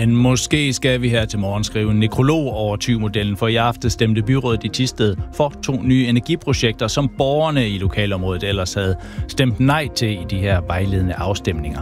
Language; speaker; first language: Danish; native; Danish